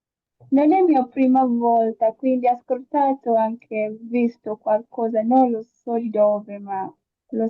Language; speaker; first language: Italian; non-native, learner; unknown